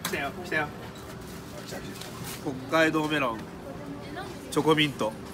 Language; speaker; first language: Japanese; native; Japanese